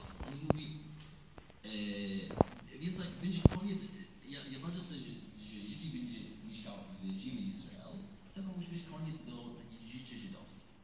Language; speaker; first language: Polish; non-native, learner; English